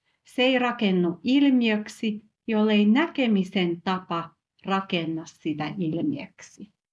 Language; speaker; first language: Finnish; native; Finnish